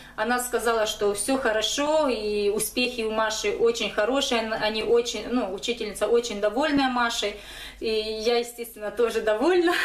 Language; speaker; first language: Russian; native; Russian